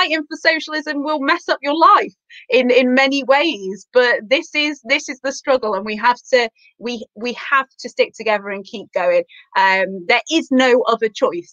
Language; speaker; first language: English; native; English